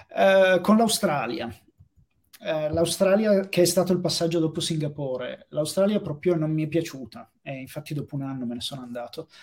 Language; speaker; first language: Italian; native; Italian